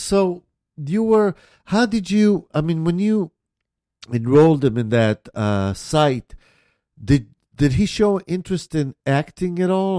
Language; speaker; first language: English; native; English